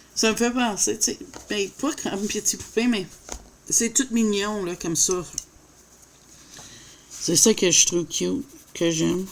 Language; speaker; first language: French; native; French